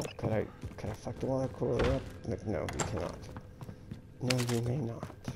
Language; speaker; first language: English; native; English